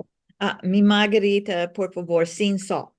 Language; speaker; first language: Spanish; non-native, learner; English